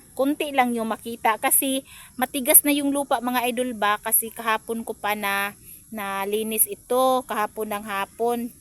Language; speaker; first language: Filipino; non-native, local second language; Cebuano